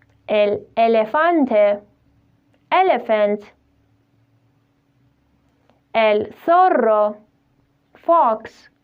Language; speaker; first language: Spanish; non-native, fluent; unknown